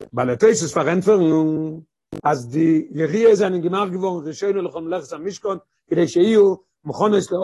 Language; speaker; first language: English; non-native, fluent; Hebrew